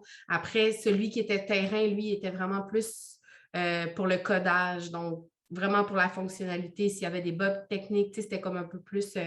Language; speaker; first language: French; native; French